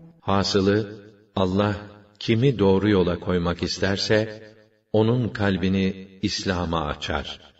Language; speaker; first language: Turkish; native; Turkish